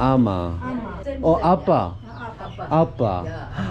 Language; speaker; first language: Korean; native; Korean